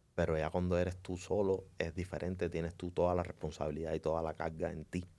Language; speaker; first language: Spanish; native; Spanish